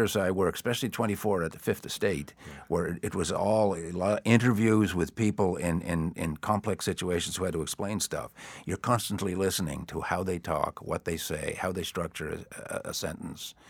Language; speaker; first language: English; native; English